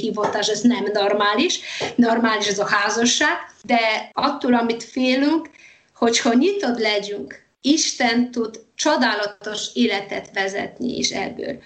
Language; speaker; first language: Hungarian; non-native, fluent; Polish